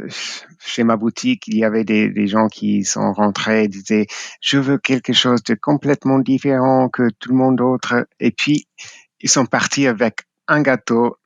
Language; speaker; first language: French; non-native, fluent; English